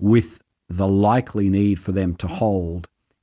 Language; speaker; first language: English; native; English